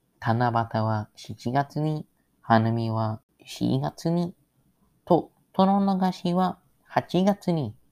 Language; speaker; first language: Japanese; non-native, learner; English